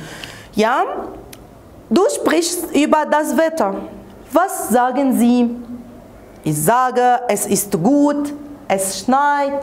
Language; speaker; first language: German; non-native, fluent; Arabic